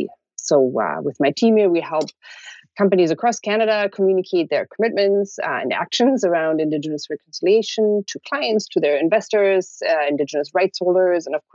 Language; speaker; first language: English; non-native, fluent; German